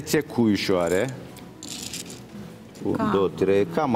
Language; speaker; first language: Romanian; non-native, learner; Turkish